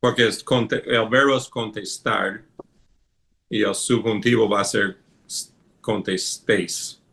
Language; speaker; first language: Spanish; non-native, fluent; English